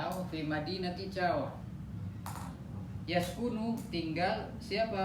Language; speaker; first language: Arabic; non-native, fluent; Indonesian